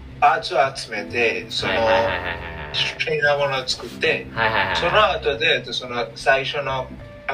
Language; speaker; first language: Japanese; non-native, learner; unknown